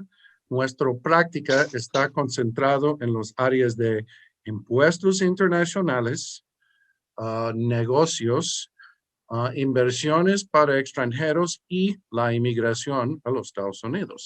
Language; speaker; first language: Spanish; early bilingual, heritage; English